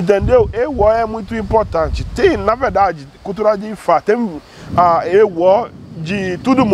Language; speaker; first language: Portuguese; non-native, learner; Yoruba